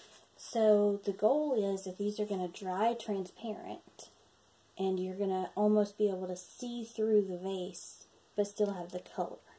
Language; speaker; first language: English; native; English